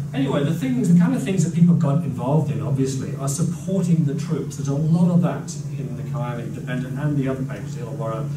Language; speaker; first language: English; native; English